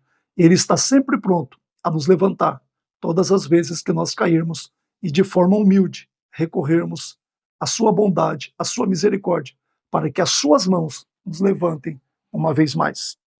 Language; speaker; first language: Portuguese; native; Portuguese